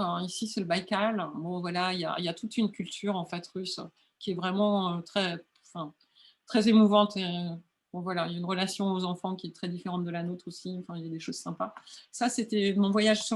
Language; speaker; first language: French; native; French